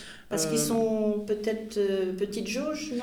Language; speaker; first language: French; native; French